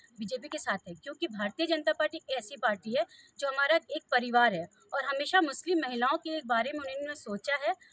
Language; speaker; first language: Hindi; native; Hindi